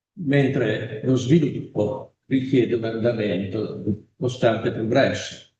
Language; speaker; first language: Italian; native; Italian